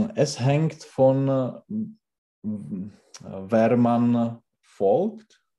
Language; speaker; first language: German; non-native, learner; Czech